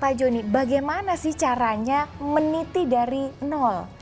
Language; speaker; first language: Indonesian; native; Indonesian